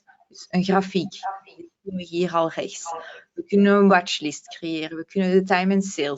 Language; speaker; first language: Dutch; native; Dutch